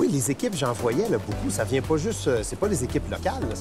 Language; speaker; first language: French; native; French